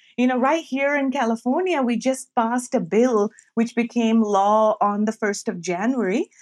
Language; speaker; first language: English; non-native, local second language; Urdu